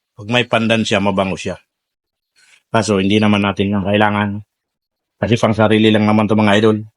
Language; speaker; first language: Filipino; non-native, local second language; Bikol